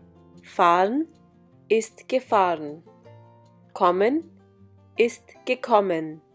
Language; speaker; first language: German; non-native, fluent; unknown